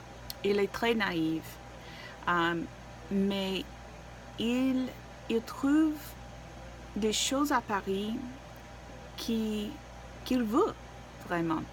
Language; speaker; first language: French; non-native, learner; English